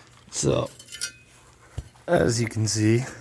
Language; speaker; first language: English; native; English